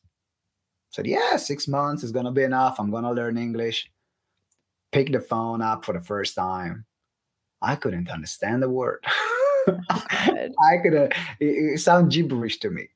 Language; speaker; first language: English; non-native, fluent; Italian